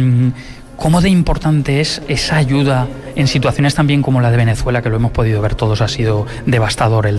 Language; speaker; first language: Spanish; native; Spanish